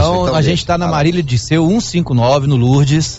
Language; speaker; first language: Portuguese; native; Portuguese